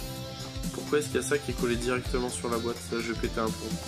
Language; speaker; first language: French; native; French